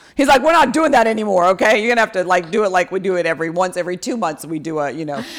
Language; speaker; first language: English; native; English